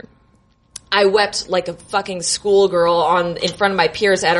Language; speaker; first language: English; native; English